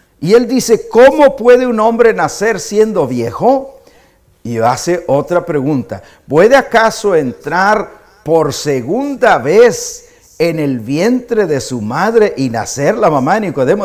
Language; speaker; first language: Spanish; native; Spanish